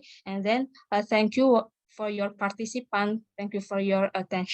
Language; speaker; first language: English; non-native, learner; Indonesian